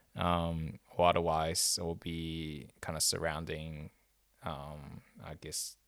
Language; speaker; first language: English; non-native, fluent; Chinese